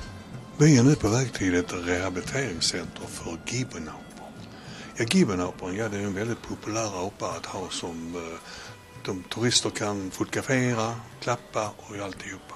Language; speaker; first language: Swedish; native; Swedish